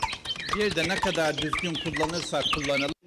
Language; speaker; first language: Turkish; native; Turkish